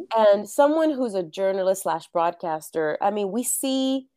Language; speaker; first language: English; early bilingual, other home language; Spanish